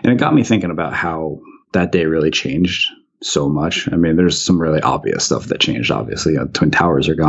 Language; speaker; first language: English; native; English